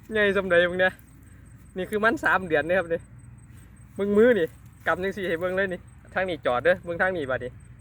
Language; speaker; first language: Thai; native; Thai